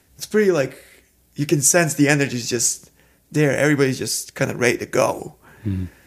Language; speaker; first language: English; non-native, fluent; Serbian